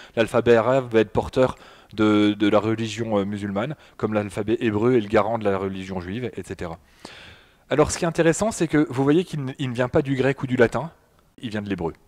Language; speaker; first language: French; native; French